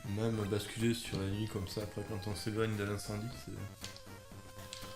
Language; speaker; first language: French; native; French